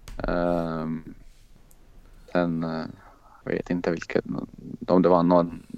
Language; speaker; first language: Swedish; non-native, fluent; Croatian